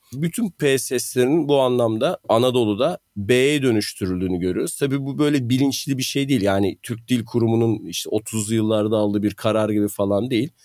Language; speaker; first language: Turkish; native; Turkish